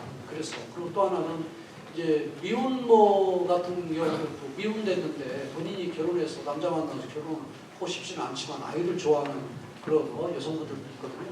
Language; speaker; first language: Korean; native; Korean